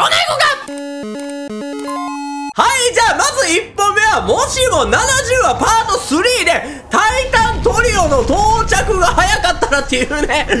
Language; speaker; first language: Japanese; native; Japanese